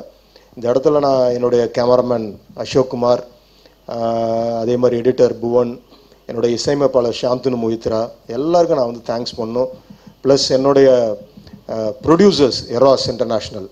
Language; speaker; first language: Tamil; native; Tamil